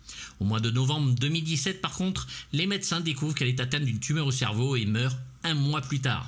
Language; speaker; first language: French; native; French